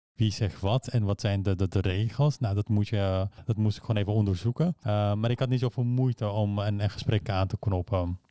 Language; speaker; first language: Dutch; early bilingual, other home language; Persian